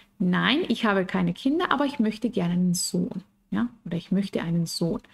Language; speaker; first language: German; non-native, fluent; Spanish